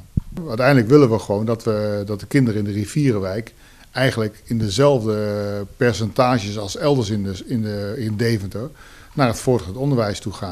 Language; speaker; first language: Dutch; native; Dutch